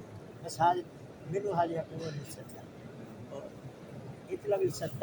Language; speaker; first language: Arabic; non-native, learner; Urdu